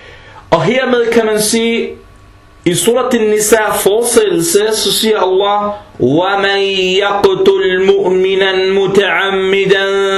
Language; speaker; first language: Danish; non-native, fluent; Arabic